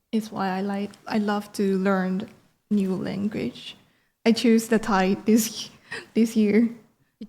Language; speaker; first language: English; non-native, learner; Chinese